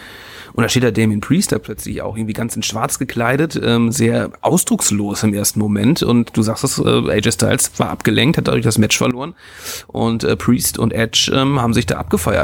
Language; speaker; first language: German; native; German